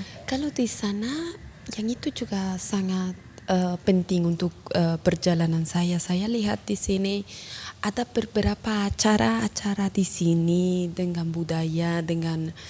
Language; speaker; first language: Indonesian; non-native, learner; Spanish